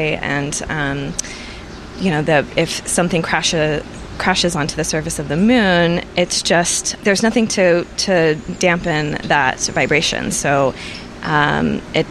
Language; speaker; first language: English; native; English